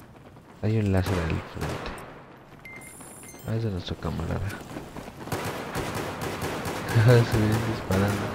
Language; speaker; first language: Spanish; native; Spanish